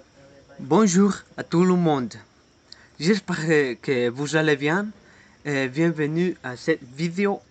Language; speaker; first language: French; non-native, learner; Spanish